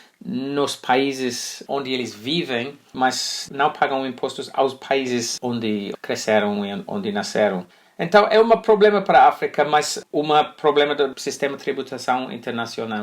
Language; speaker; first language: Portuguese; non-native, fluent; English